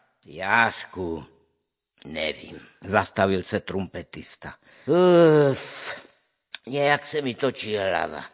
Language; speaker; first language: Czech; native; Czech